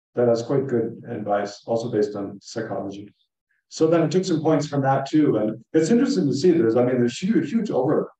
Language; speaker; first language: English; native; English